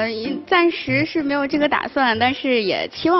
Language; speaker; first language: Chinese; native; Chinese